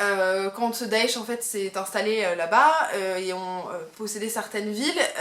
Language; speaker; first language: French; native; French